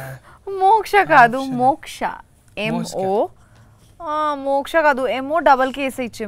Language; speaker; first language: Telugu; non-native, learner; Bangla